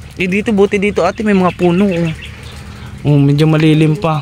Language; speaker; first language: Filipino; native; Filipino